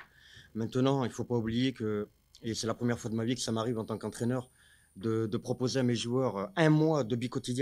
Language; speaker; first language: French; native; French